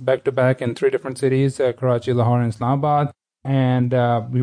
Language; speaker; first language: English; non-native, local second language; Urdu